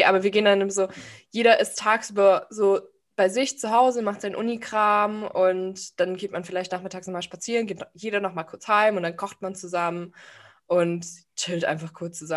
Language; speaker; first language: German; native; German